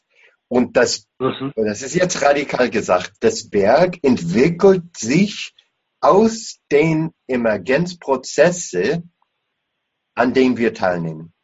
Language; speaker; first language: German; non-native, fluent; English